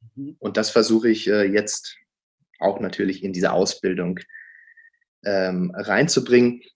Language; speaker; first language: German; native; German